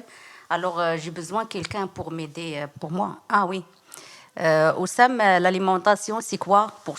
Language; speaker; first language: French; non-native, learner; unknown